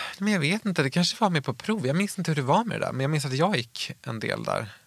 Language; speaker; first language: Swedish; early bilingual, other home language; Serbian